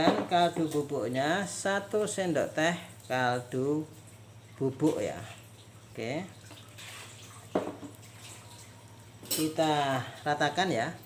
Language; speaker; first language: Indonesian; native; Indonesian